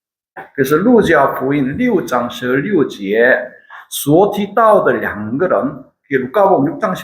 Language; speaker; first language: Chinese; non-native, fluent; Korean